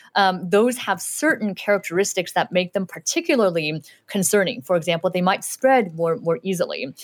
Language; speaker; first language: English; early bilingual, other home language; Chinese